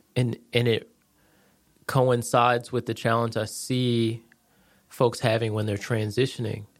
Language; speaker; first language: English; native; English